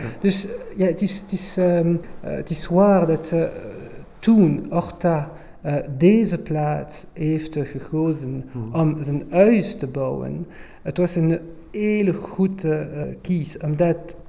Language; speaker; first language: Dutch; non-native, local second language; French